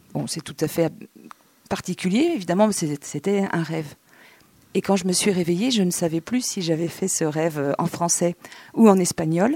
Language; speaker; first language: French; native; French